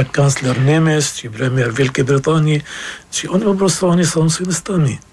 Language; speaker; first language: Polish; non-native, fluent; Arabic